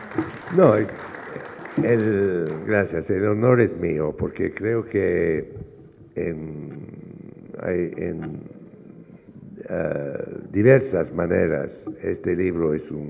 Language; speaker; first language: Spanish; non-native, fluent; English